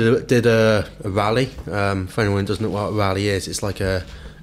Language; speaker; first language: English; native; English